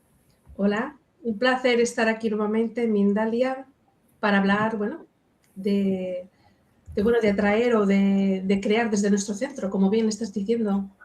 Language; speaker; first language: Spanish; native; Spanish